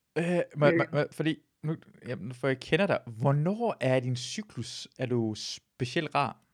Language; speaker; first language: Danish; early bilingual, other home language; Persian